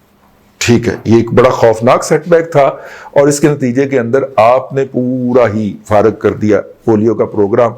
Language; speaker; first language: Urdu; non-native, local second language; Punjabi